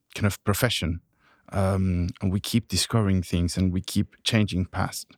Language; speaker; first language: English; non-native, fluent; Spanish